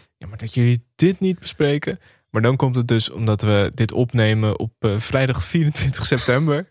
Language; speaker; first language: Dutch; native; Dutch